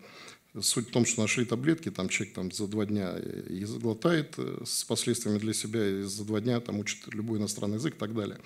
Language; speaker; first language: Russian; native; Russian